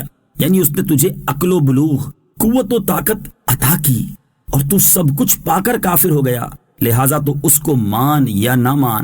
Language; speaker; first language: Urdu; native; Urdu